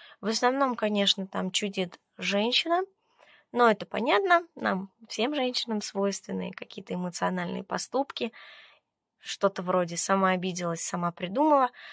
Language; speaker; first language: Russian; native; Russian